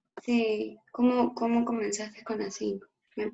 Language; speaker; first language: Spanish; native; Spanish